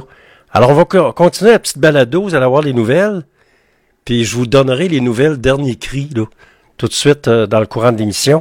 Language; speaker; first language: French; native; French